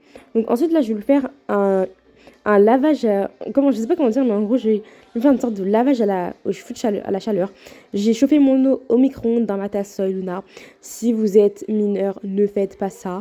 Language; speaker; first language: French; native; French